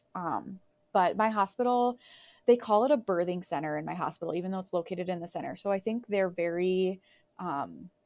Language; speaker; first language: English; native; English